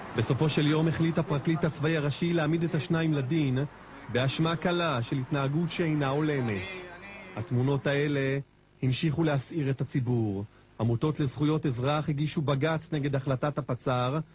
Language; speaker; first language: Hebrew; native; Hebrew